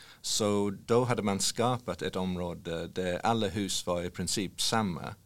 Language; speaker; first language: Swedish; non-native, fluent; English